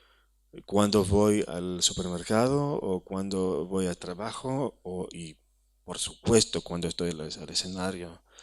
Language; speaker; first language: Spanish; non-native, fluent; Hebrew